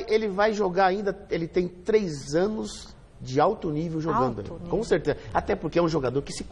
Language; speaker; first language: Portuguese; native; Portuguese